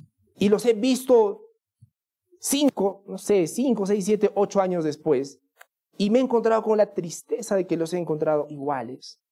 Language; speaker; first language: Spanish; native; Spanish